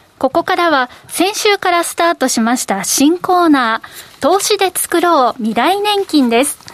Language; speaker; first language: Japanese; native; Japanese